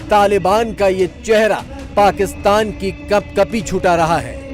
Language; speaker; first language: Hindi; native; Hindi